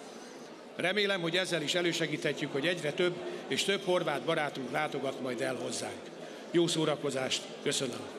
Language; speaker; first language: Hungarian; native; Hungarian